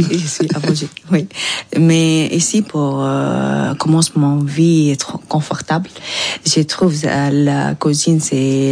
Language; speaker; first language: French; non-native, learner; Arabic